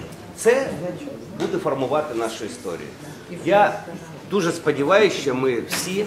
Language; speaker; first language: Ukrainian; native; Ukrainian